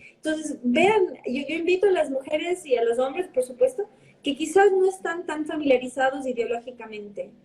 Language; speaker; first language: Spanish; early bilingual, heritage; Spanish